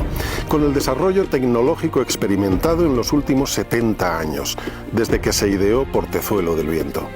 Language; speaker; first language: Spanish; native; Spanish